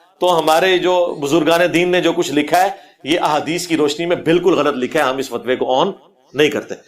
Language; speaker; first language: Urdu; non-native, local second language; Punjabi